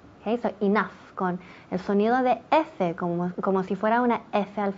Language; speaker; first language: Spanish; non-native, fluent; English